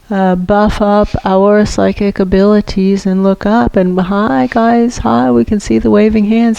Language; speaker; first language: English; native; English